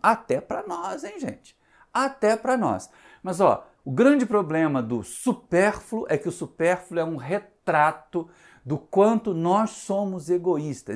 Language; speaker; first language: Portuguese; native; Portuguese